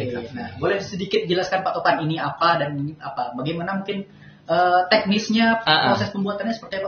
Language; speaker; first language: Indonesian; native; Indonesian